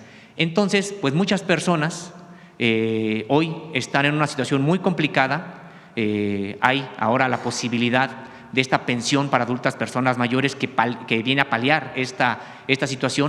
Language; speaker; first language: Spanish; native; Spanish